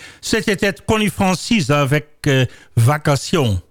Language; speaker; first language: French; non-native, learner; Dutch